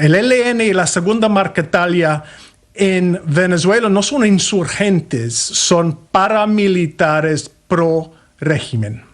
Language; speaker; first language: Spanish; non-native, fluent; English